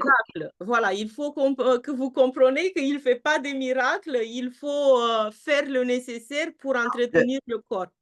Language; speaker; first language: French; non-native, fluent; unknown